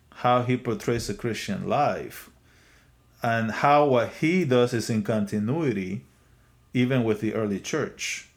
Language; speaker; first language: English; non-native, fluent; Spanish